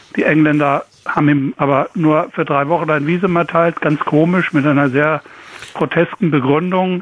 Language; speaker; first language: German; native; German